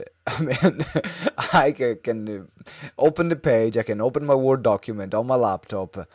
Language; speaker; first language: English; non-native, fluent; Italian